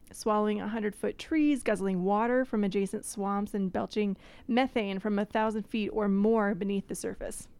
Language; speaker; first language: English; native; English